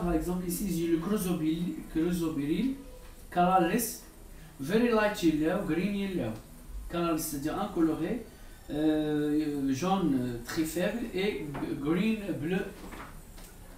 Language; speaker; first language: French; non-native, local second language; Arabic